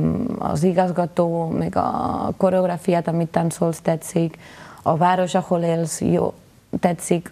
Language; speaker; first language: Hungarian; non-native, fluent; Spanish